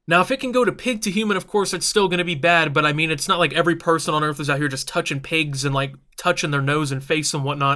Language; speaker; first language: English; native; English